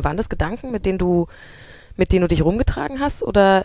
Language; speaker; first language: German; native; German